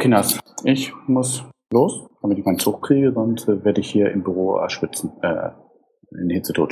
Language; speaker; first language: German; native; German